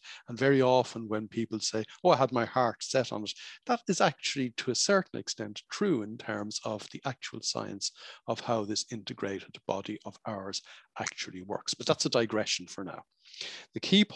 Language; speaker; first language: English; native; English